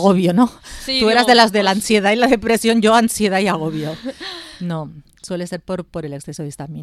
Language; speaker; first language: Spanish; native; Spanish